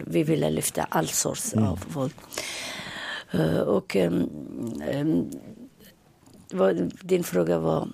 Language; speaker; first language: Swedish; non-native, fluent; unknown